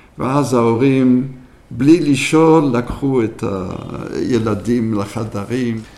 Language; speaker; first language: Hebrew; early bilingual, other home language; French